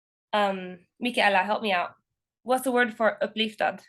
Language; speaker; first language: English; native; English